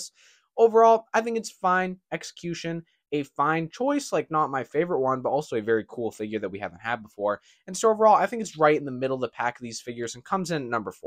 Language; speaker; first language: English; native; English